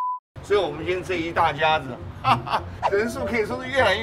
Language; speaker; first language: Chinese; native; Chinese